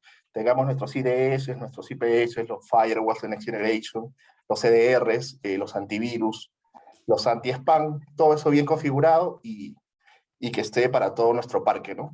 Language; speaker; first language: Spanish; native; Spanish